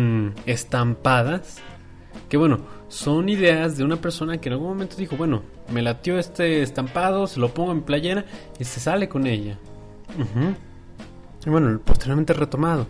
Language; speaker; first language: Spanish; native; Spanish